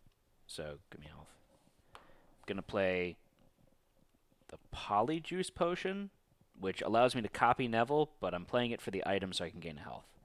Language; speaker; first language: English; native; English